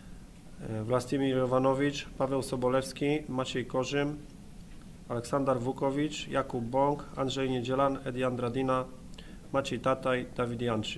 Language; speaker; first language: Polish; native; Polish